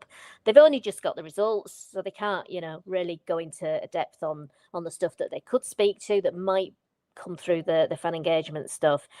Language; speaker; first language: English; native; English